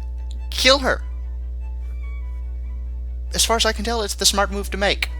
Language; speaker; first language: English; native; English